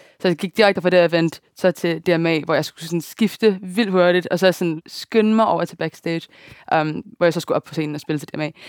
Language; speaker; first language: Danish; early bilingual, other home language; Japanese